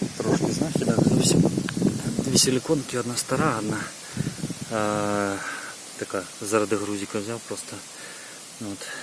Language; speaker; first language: Ukrainian; non-native, local second language; Russian